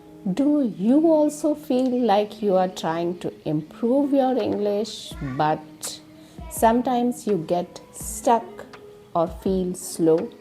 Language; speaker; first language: English; non-native, learner; Hindi